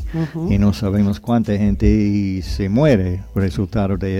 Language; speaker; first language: Spanish; non-native, fluent; English